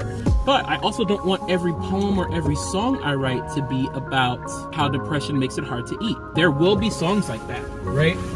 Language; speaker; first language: English; native; English